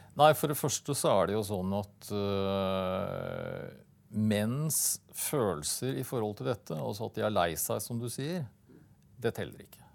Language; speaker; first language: Norwegian; native; Norwegian